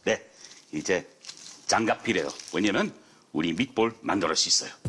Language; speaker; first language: Korean; non-native, learner; English